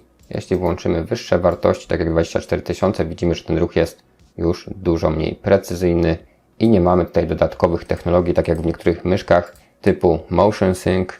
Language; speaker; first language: Polish; native; Polish